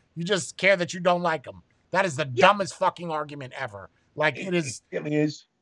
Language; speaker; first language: English; native; English